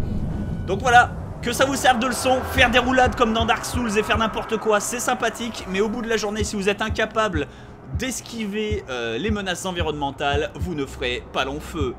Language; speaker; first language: French; native; French